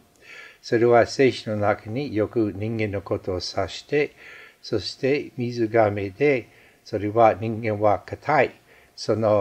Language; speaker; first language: Japanese; non-native, fluent; English